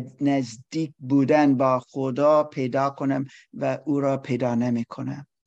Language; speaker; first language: Persian; non-native, learner; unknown